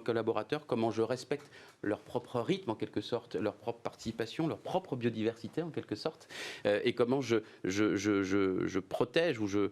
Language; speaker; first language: French; native; French